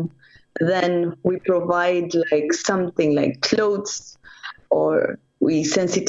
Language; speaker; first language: English; non-native, local second language; Swahili